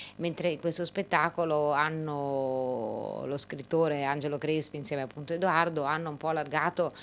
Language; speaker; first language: Italian; native; Italian